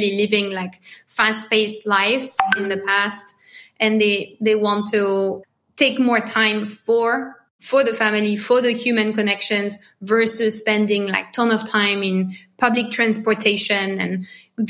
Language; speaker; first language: English; non-native, fluent; French